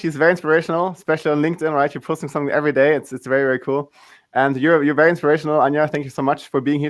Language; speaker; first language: English; non-native, fluent; German